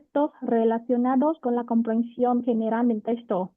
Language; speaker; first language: Spanish; non-native, fluent; Vietnamese